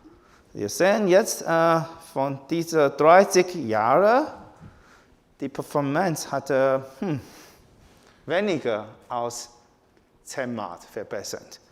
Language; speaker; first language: German; non-native, fluent; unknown